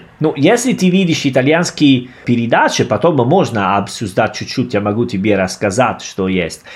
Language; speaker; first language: Russian; non-native, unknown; Italian